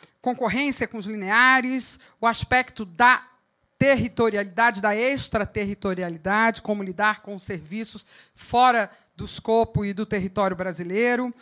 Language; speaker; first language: Portuguese; native; Portuguese